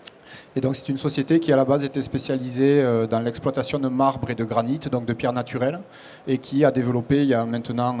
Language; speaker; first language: French; native; French